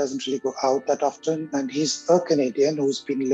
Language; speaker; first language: English; non-native, local second language; Hindi